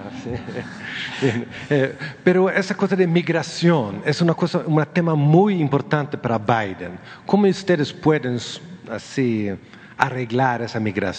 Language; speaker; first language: Spanish; non-native, learner; Swedish